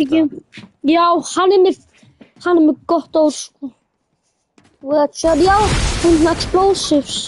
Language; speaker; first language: Icelandic; early bilingual, heritage; Icelandic